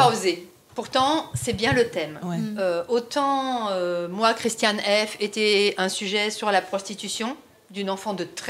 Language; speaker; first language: French; native; French